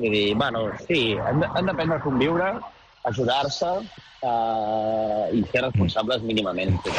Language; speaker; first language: Catalan; native; Catalan